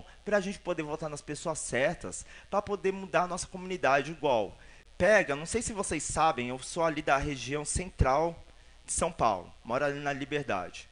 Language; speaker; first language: Portuguese; native; Portuguese